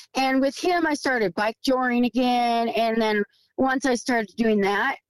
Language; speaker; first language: English; native; English